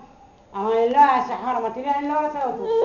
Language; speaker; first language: Hebrew; non-native, learner; Arabic